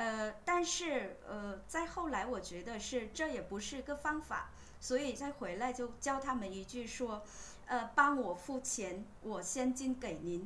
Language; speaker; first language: Chinese; non-native, fluent; Vietnamese